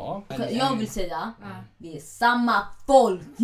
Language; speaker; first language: Swedish; early bilingual, other home language; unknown